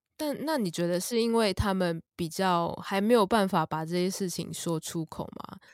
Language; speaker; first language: Chinese; native; Chinese